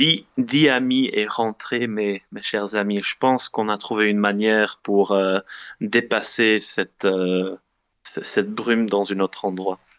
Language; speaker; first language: French; non-native, fluent; Dutch